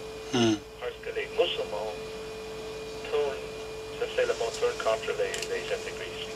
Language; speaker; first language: French; non-native, learner; English